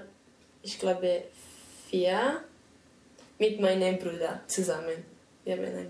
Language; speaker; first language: German; non-native, learner; Italian